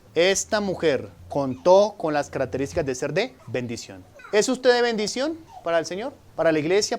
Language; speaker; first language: Spanish; native; Spanish